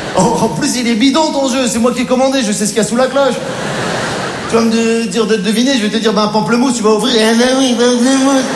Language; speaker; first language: French; native; French